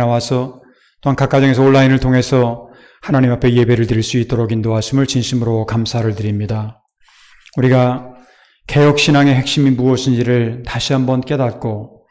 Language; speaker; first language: Korean; native; Korean